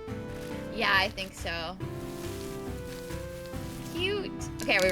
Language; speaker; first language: English; native; English